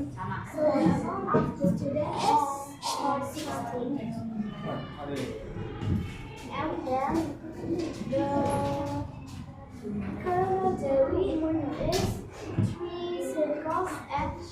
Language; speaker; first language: English; non-native, learner; Indonesian